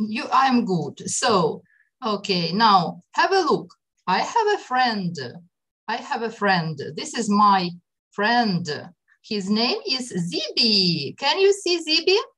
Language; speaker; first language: English; non-native, fluent; Ukrainian